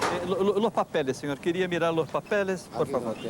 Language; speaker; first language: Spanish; non-native, learner; Portuguese